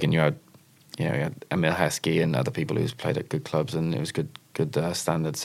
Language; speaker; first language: English; native; English